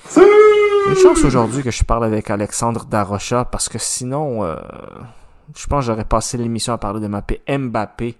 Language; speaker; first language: French; native; French